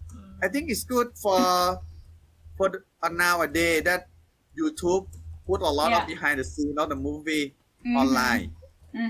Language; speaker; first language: English; non-native, learner; Thai